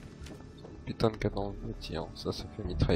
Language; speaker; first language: French; native; French